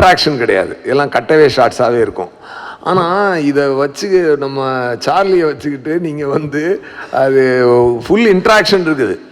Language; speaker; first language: Tamil; native; Tamil